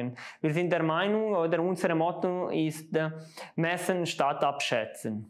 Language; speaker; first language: German; non-native, local second language; Italian